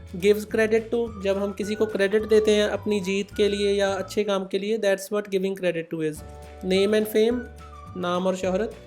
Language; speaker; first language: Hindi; non-native, local second language; Punjabi